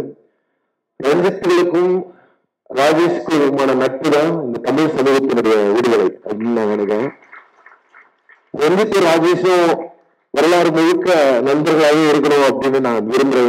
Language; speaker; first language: Tamil; native; Tamil